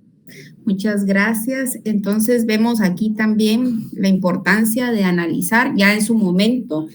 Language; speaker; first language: Spanish; native; Spanish